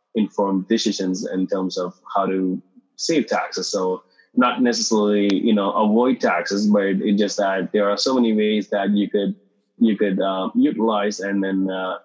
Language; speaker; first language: English; non-native, local second language; Tamil